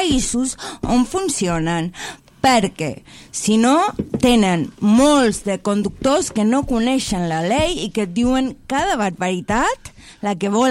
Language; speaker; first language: Catalan; native; Catalan